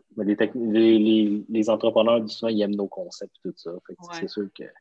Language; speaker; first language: French; native; French